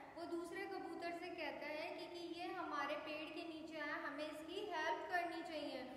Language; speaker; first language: Hindi; native; Hindi